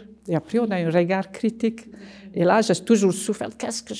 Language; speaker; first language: French; non-native, fluent; Hungarian